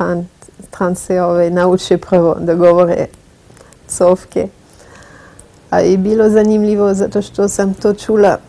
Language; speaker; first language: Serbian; non-native, fluent; French